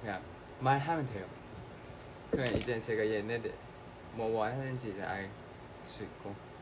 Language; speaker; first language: Korean; non-native, fluent; Thai